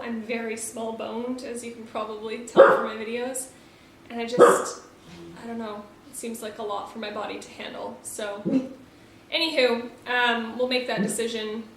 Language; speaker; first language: English; native; English